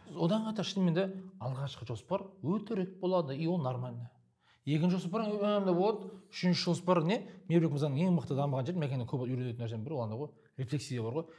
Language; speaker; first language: Kazakh; native; Kazakh